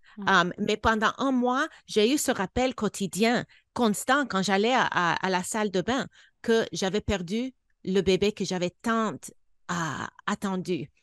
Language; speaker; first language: French; non-native, fluent; English